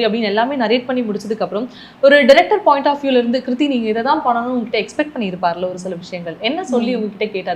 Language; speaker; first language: Tamil; native; Tamil